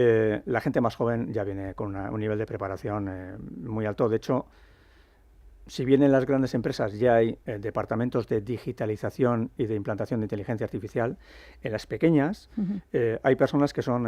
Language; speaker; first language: Spanish; native; Spanish